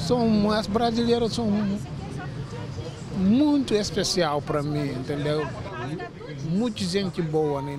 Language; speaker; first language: Portuguese; non-native, learner; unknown